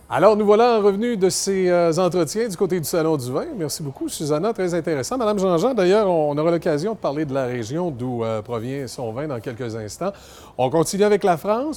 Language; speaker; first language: French; native; French